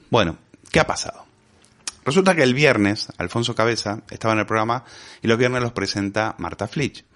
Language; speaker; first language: Spanish; native; Spanish